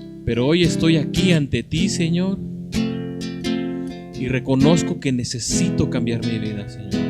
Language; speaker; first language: Spanish; native; Spanish